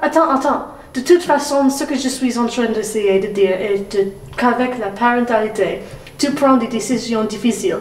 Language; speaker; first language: French; non-native, learner; English